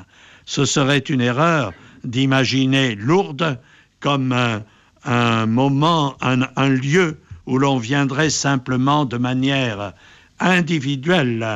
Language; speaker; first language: French; native; French